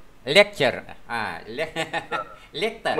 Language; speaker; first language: Russian; non-native, fluent; Vietnamese